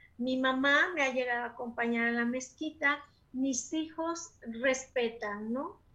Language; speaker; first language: Spanish; native; Spanish